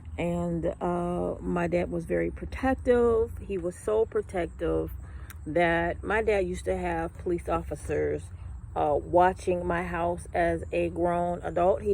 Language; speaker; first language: English; native; English